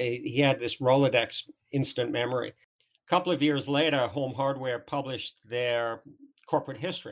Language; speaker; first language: English; native; English